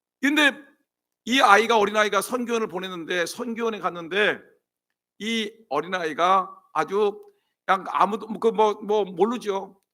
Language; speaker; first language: Korean; native; Korean